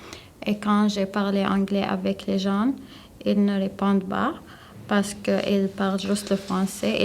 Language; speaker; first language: French; non-native, learner; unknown